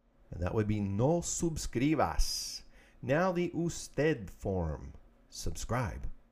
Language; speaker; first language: English; native; English